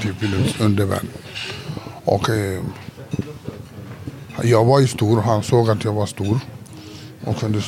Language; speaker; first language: Swedish; early bilingual, other home language; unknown